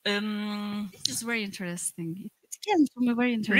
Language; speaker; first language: English; non-native, fluent; Turkish